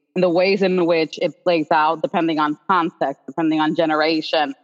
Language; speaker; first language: English; non-native, local second language; Spanish